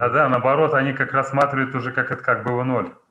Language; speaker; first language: Russian; native; Russian